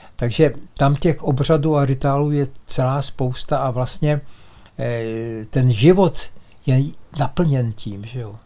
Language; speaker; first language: Czech; native; Czech